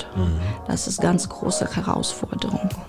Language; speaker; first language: German; non-native, learner; Ukrainian